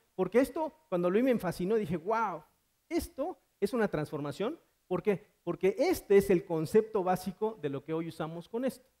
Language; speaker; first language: Spanish; native; Spanish